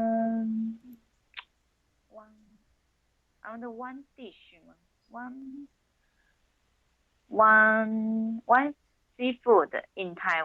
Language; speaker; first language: English; non-native, learner; Chinese